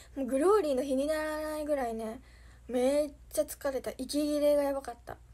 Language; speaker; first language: Japanese; native; Japanese